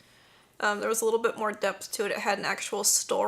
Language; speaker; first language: English; native; English